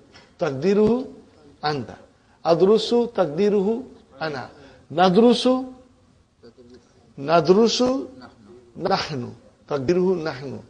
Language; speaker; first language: Arabic; non-native, fluent; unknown